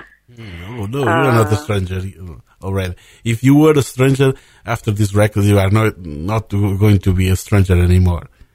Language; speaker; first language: English; non-native, learner; Portuguese